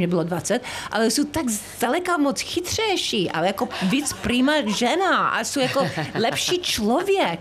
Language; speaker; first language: Czech; early bilingual, heritage; Czech